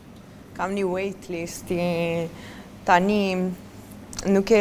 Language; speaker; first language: Albanian; non-native, learner; Romanian